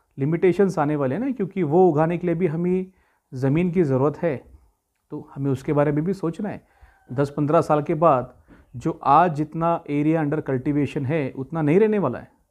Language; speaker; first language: Hindi; non-native, local second language; Marathi